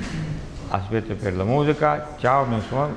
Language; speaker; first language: Italian; non-native, learner; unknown